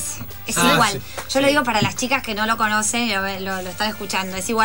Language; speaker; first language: Spanish; native; Spanish